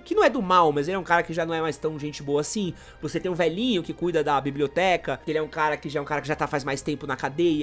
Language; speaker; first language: Portuguese; native; Portuguese